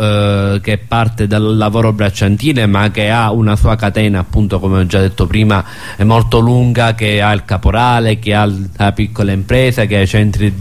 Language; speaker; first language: Italian; native; Italian